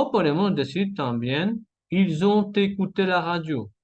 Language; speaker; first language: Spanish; non-native, fluent; French